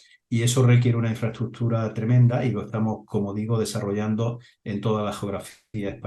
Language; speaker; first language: Spanish; native; Spanish